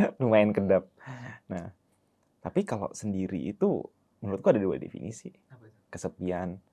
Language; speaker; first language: Indonesian; early bilingual, heritage; Indonesian